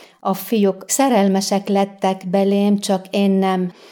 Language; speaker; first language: Hungarian; non-native, learner; Arabic